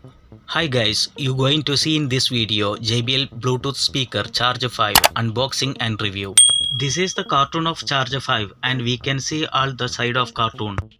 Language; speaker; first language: English; non-native, local second language; Malayalam